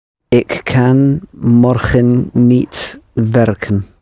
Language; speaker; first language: Dutch; non-native, learner; English